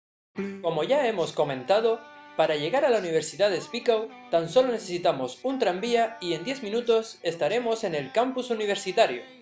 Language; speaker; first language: Spanish; native; Spanish